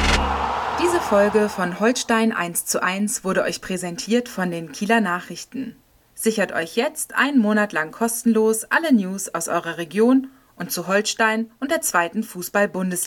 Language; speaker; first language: German; native; German